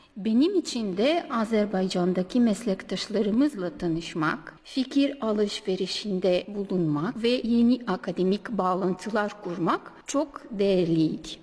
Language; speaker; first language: Turkish; non-native, fluent; Bulgarian